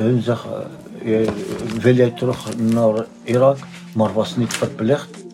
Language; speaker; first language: Dutch; non-native, learner; Arabic